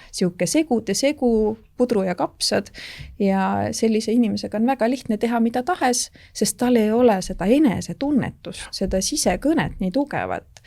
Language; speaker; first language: Estonian; native; Estonian